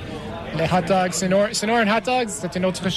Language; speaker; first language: French; non-native, learner; English